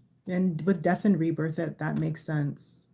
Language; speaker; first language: English; native; English